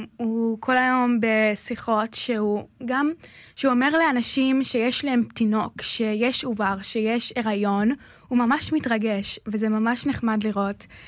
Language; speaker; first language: Hebrew; early bilingual, other home language; English